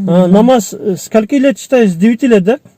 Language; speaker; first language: Russian; non-native, local second language; Kyrgyz